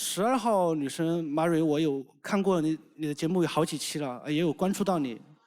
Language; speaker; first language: Chinese; native; Chinese